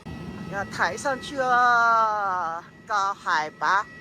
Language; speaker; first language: Chinese; native; Chinese